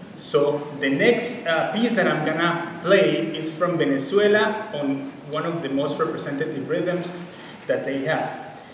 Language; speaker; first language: English; non-native, fluent; Spanish